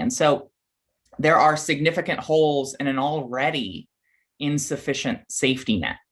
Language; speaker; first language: English; native; English